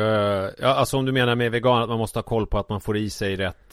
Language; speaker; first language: Swedish; native; Swedish